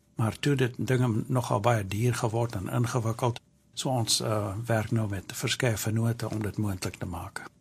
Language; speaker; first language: Afrikaans; early bilingual, heritage; English